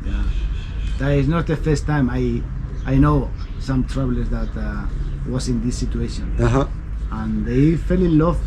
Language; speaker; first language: English; non-native, learner; Spanish